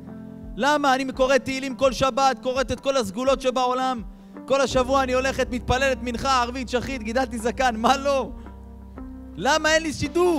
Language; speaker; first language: Hebrew; native; Hebrew